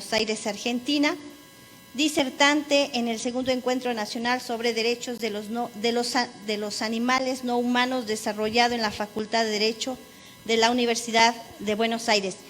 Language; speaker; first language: Spanish; native; Spanish